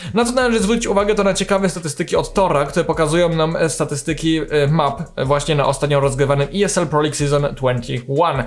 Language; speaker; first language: Polish; native; Polish